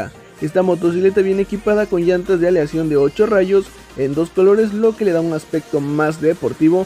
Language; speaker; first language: Spanish; native; Spanish